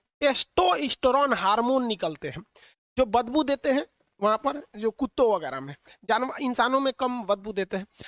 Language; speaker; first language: Hindi; native; Hindi